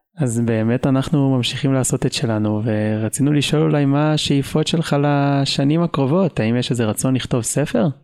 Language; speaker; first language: Hebrew; native; Hebrew